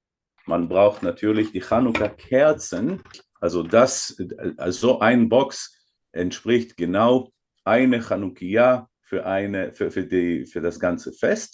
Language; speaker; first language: German; non-native, fluent; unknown